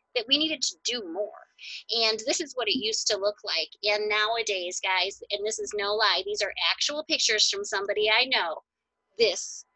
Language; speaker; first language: English; native; English